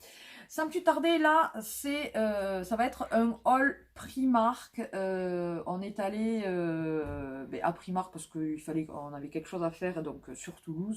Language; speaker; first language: French; native; French